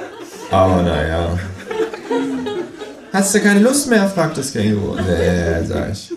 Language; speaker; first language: German; native; German